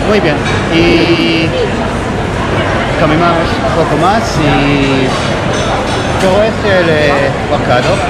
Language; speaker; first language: Spanish; non-native, learner; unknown